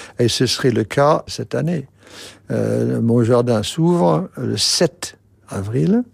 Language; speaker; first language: French; non-native, fluent; English